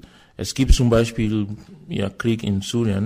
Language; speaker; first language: German; non-native, fluent; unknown